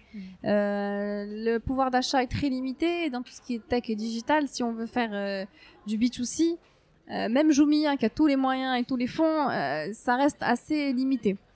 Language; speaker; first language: French; non-native, local second language; Arabic